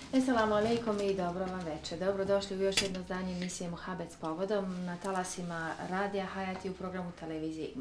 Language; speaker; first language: Serbian; native; Serbian